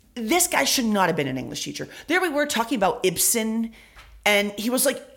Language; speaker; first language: English; early bilingual, other home language; Spanish